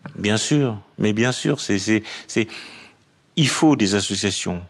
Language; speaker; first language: French; native; French